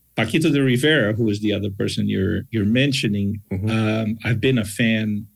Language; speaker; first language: English; non-native, fluent; Portuguese